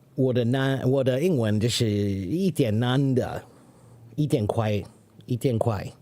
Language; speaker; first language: Chinese; non-native, learner; English